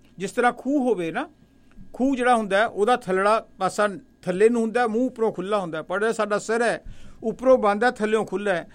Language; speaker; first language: Punjabi; native; Punjabi